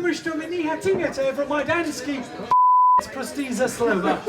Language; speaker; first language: Russian; non-native, learner; English